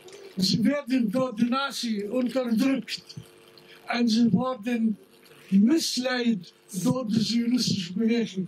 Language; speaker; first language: Dutch; non-native, fluent; Arabic